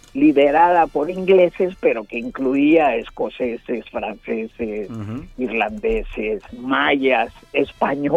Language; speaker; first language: Spanish; native; Spanish